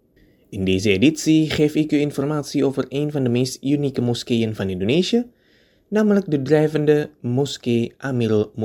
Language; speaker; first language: Dutch; non-native, fluent; Indonesian